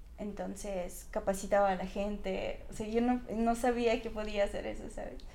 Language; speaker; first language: Spanish; non-native, fluent; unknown